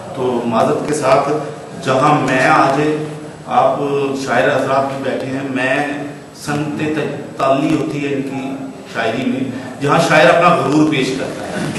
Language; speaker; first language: Urdu; non-native, local second language; Punjabi